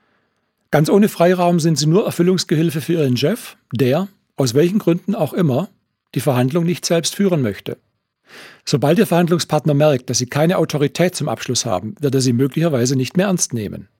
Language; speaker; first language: German; native; German